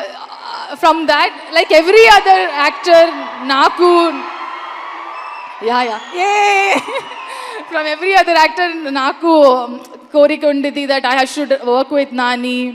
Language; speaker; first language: Telugu; non-native, learner; Kannada